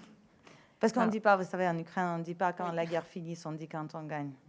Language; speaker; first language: French; non-native, fluent; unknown